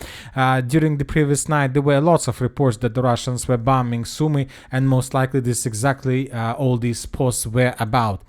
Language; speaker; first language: English; non-native, fluent; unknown